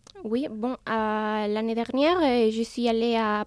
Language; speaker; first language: French; non-native, learner; Spanish